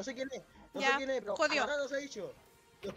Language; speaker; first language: Spanish; native; Spanish